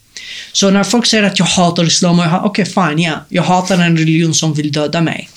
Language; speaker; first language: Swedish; non-native, fluent; Arabic